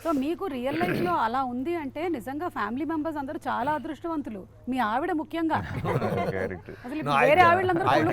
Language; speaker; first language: Telugu; native; Telugu